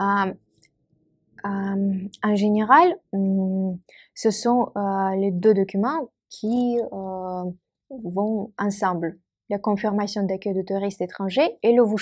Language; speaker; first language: French; non-native, fluent; Russian